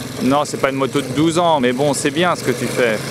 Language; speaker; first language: French; native; French